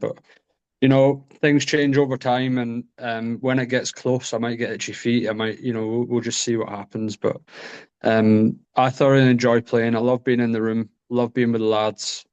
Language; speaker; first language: English; native; English